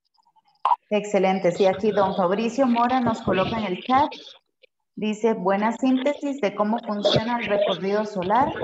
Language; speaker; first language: Spanish; native; Spanish